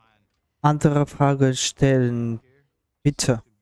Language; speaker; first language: German; non-native, learner; Russian